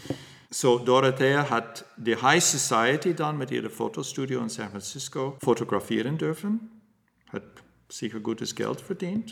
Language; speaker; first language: German; non-native, fluent; English